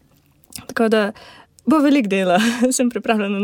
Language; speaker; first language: Slovenian; non-native, learner; Ukrainian